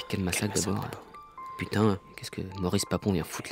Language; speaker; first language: French; native; French